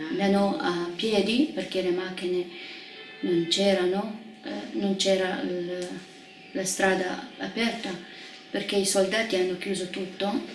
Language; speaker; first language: Italian; non-native, fluent; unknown